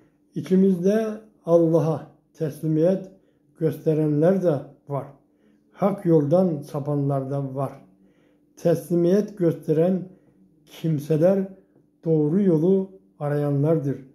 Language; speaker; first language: Turkish; native; Turkish